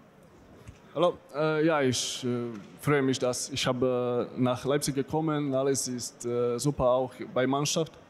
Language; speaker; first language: German; non-native, learner; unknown